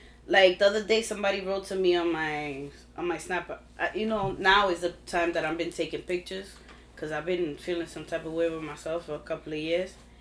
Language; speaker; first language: English; early bilingual, other home language; Spanish